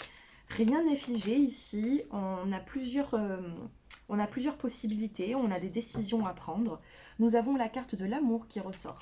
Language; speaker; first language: French; native; French